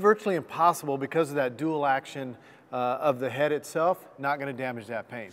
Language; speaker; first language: English; native; English